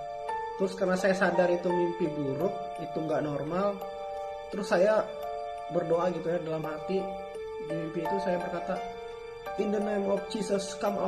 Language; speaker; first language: Indonesian; native; Indonesian